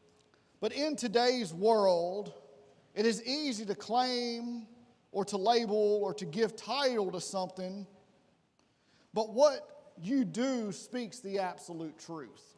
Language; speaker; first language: English; native; English